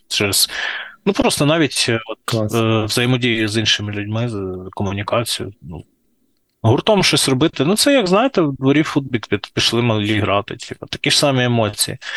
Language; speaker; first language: Ukrainian; non-native, local second language; Russian